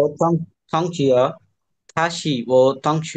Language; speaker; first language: Chinese; non-native, learner; Bangla